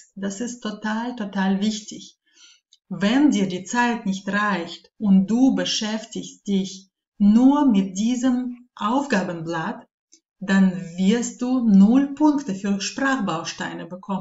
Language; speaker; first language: German; non-native, fluent; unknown